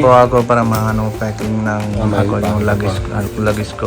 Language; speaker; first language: Filipino; non-native, learner; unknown